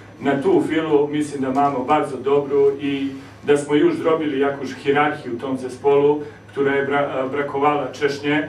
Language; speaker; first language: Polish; non-native, learner; Serbian